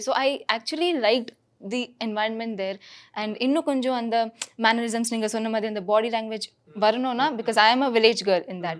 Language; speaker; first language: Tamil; non-native, fluent; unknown